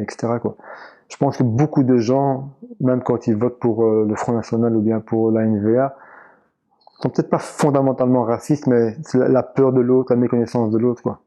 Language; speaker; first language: French; early bilingual, other home language; Arabic